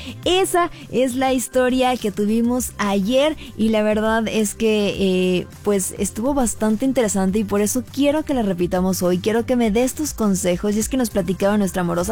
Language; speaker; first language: Spanish; native; Spanish